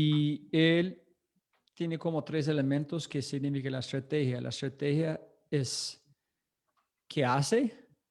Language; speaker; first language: Spanish; non-native, fluent; English